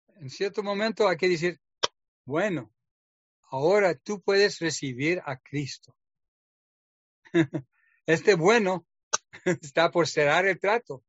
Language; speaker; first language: Spanish; non-native, fluent; English